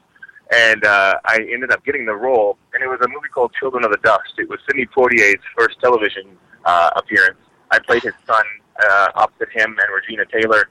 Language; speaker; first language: English; native; English